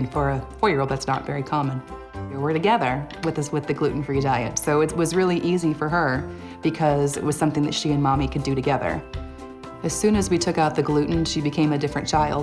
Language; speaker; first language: English; native; English